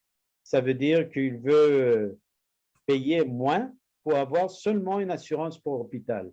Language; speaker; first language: French; non-native, learner; Spanish